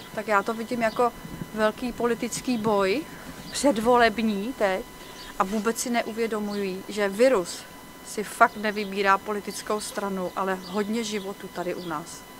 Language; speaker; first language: Czech; native; Czech